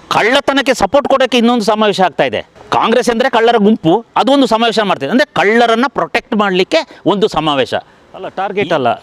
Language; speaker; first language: Kannada; non-native, local second language; Kodava